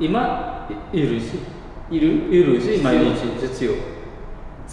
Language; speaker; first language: Japanese; non-native, learner; Indonesian